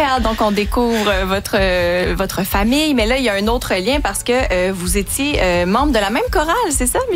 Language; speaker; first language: French; native; French